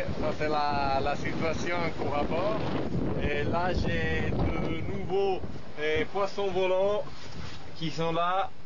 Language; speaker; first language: French; non-native, fluent; Italian